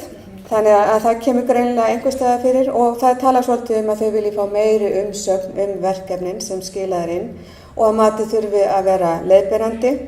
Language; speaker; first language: Icelandic; native; Icelandic